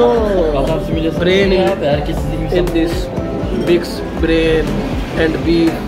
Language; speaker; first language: English; non-native, learner; Hindi